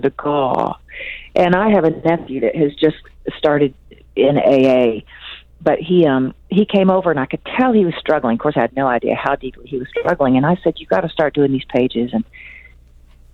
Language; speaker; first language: English; native; English